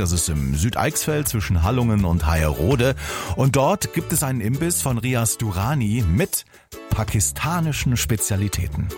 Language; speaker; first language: German; native; German